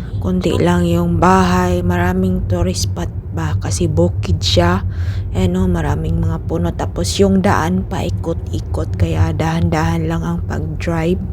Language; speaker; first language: Filipino; non-native, local second language; Hiligaynon